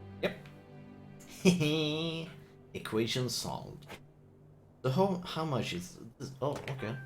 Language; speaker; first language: English; non-native, fluent; Chinese